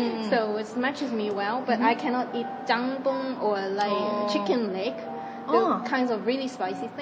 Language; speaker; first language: English; non-native, fluent; Cantonese